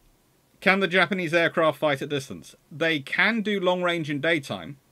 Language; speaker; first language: English; native; English